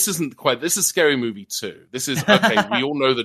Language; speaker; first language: English; native; English